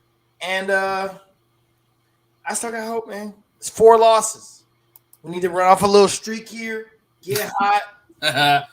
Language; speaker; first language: English; native; English